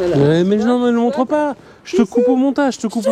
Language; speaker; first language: French; native; French